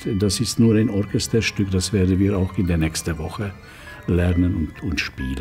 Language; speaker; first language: German; non-native, fluent; Hungarian